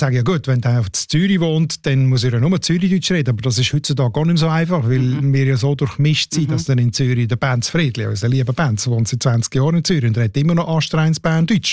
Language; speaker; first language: German; native; German